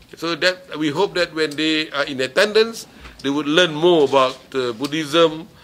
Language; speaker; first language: English; non-native, local second language; Malay